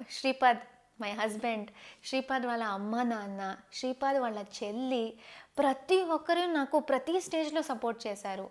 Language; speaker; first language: Telugu; non-native, local second language; Tamil